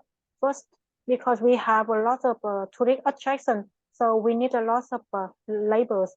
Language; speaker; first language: English; non-native, learner; Vietnamese